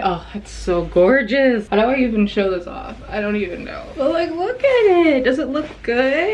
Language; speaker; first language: English; native; English